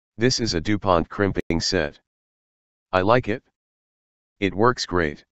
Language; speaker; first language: English; non-native, fluent; German